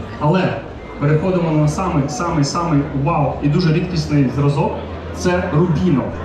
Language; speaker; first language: Ukrainian; native; Ukrainian